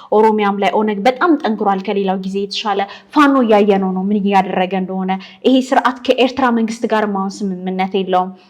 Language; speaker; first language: Amharic; native; Amharic